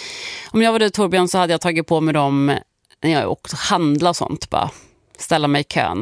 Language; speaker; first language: Swedish; native; Swedish